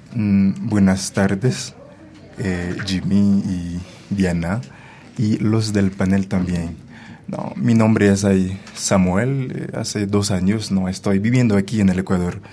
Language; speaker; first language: Spanish; non-native, fluent; Haitian Creole